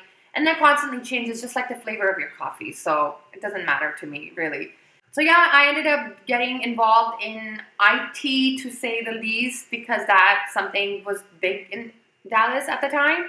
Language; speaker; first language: English; non-native, local second language; Urdu